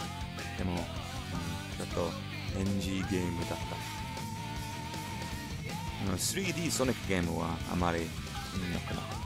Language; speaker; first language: Japanese; non-native, learner; English